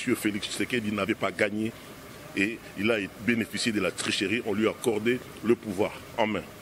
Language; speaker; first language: French; non-native, local second language; Lingala